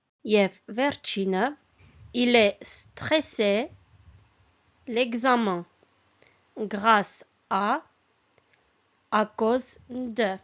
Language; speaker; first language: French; non-native, fluent; Armenian